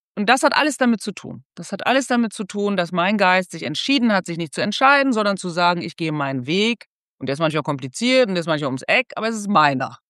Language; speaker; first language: German; native; German